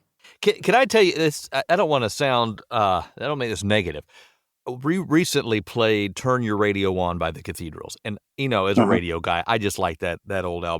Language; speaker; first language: English; native; English